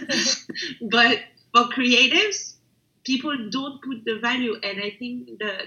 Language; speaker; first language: English; non-native, fluent; French